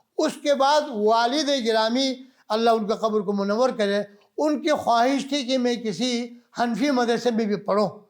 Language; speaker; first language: Urdu; non-native, local second language; Balti